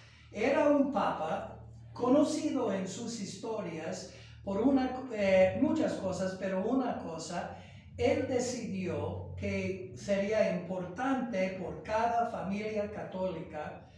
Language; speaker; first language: Spanish; non-native, fluent; English